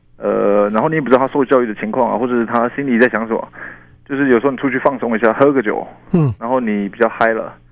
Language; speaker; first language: Chinese; native; Chinese